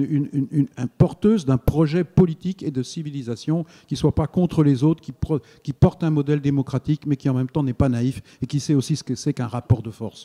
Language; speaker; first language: French; native; French